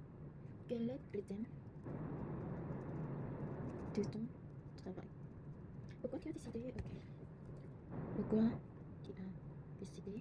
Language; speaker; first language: French; non-native, learner; Korean